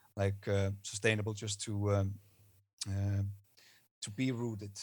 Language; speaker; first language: English; non-native, fluent; Icelandic